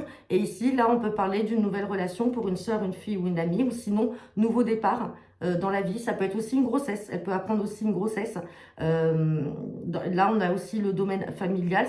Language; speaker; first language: French; native; French